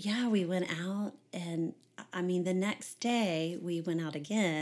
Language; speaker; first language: English; native; English